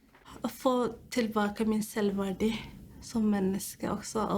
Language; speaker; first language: Norwegian; non-native, fluent; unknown